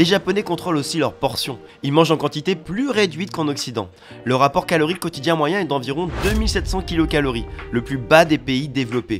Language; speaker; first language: French; native; French